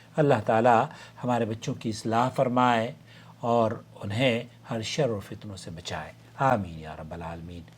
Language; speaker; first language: Urdu; native; Urdu